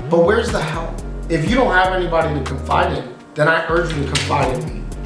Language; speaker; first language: English; native; English